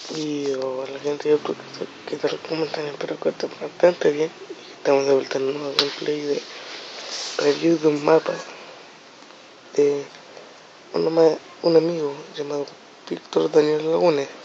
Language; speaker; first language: Spanish; native; Spanish